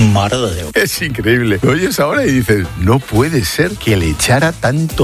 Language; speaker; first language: Spanish; native; Spanish